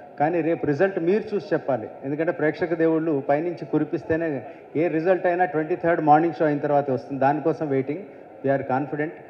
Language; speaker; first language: Telugu; native; Telugu